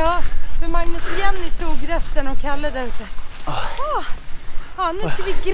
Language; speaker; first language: Swedish; native; Swedish